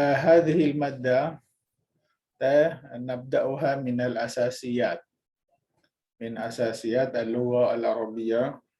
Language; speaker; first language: Arabic; non-native, fluent; Indonesian